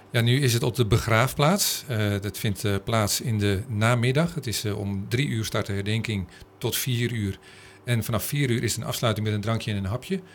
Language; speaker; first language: Dutch; native; Dutch